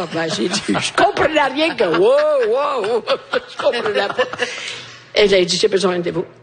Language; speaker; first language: French; non-native, fluent; Italian